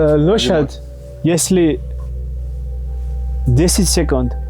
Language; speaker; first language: Russian; non-native, learner; Georgian